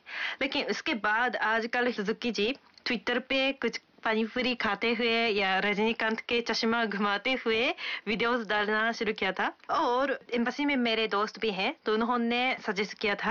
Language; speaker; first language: Hindi; non-native, fluent; Japanese